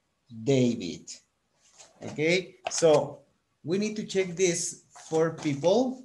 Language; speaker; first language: English; non-native, fluent; Spanish